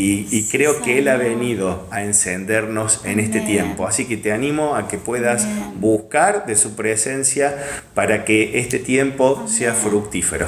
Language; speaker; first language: Spanish; native; Spanish